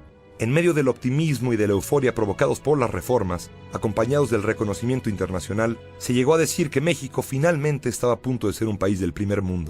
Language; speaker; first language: Spanish; native; Spanish